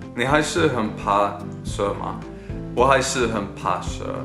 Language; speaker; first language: Chinese; non-native, learner; Swedish